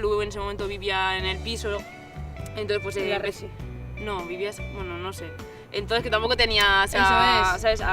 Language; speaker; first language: Spanish; native; Spanish